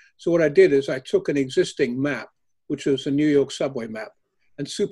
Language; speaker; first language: English; native; English